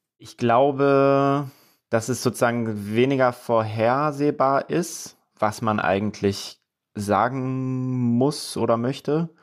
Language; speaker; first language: German; native; German